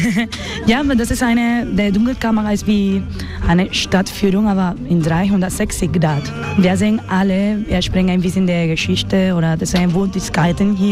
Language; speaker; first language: German; non-native, learner; Spanish